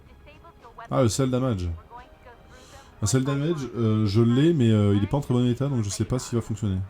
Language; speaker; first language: French; native; French